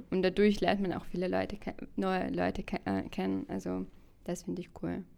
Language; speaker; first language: German; non-native, fluent; Russian